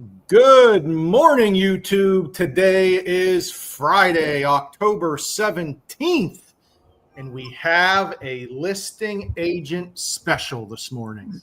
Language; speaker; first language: English; native; English